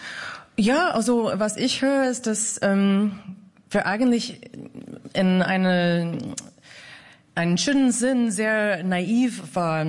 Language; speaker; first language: German; non-native, fluent; English